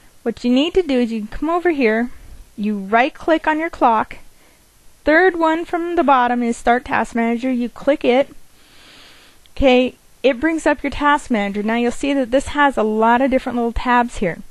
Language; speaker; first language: English; native; English